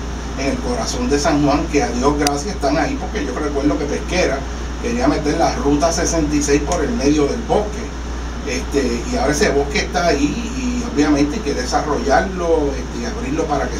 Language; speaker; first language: Spanish; native; Spanish